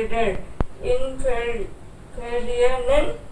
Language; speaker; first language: German; non-native, learner; Hindi